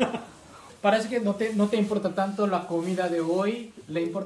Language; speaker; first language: Spanish; non-native, fluent; Korean